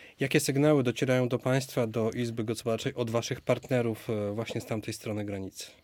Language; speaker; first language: Polish; native; Polish